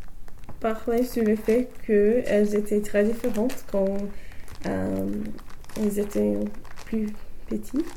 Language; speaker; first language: French; non-native, learner; English